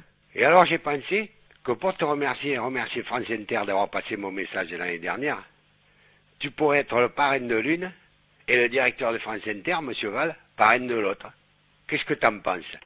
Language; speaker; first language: French; native; French